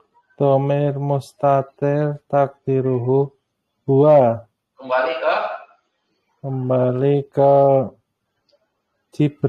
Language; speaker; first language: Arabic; non-native, learner; Indonesian